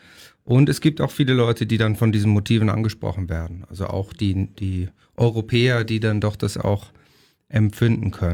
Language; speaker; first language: German; native; German